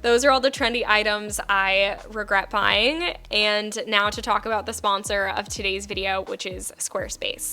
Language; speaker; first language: English; native; English